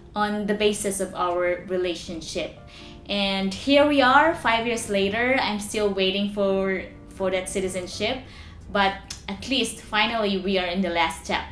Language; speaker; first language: English; non-native, local second language; Cebuano